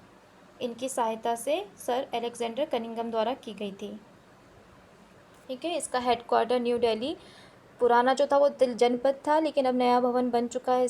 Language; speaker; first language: Hindi; native; Hindi